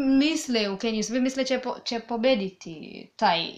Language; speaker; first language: Serbian; native; Serbian